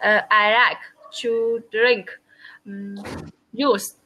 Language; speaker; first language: English; non-native, learner; Vietnamese